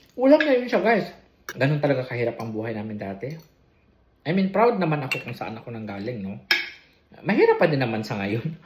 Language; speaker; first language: Filipino; non-native, local second language; Cebuano